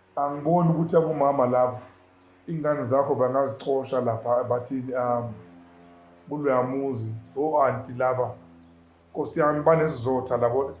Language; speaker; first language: Zulu; native; Zulu